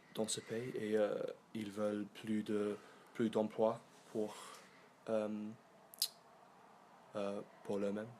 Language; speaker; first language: French; non-native, learner; English